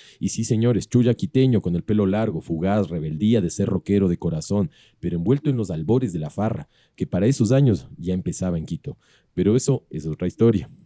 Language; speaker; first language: Spanish; native; Spanish